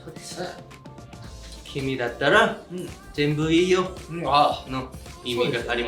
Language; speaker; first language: Japanese; non-native, learner; Korean